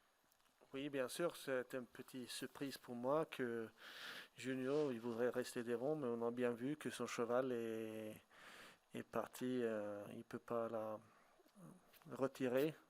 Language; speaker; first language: French; non-native, fluent; Swedish